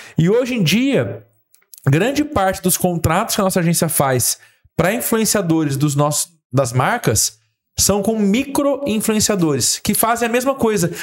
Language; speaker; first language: Portuguese; native; Portuguese